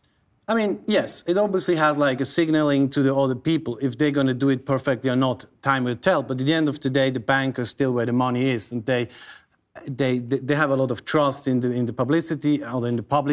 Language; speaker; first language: English; non-native, fluent; German